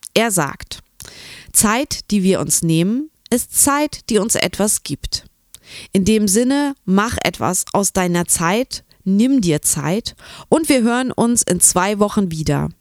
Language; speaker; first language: German; native; German